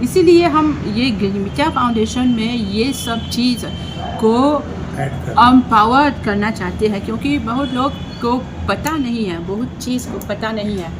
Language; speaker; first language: Hindi; non-native, fluent; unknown